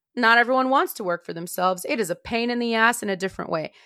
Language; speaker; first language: English; non-native, fluent; Romanian